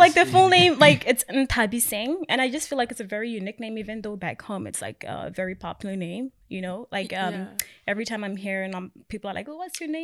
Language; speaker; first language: English; non-native, local second language; Tswana